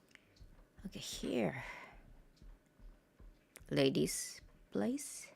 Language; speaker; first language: English; non-native, learner; Japanese